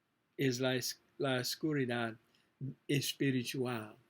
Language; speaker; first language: Spanish; non-native, learner; English